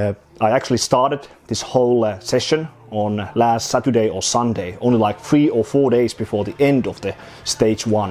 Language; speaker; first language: English; non-native, fluent; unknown